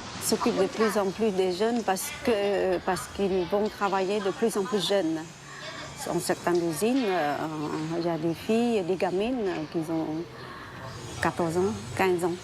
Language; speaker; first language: French; non-native, fluent; Khmer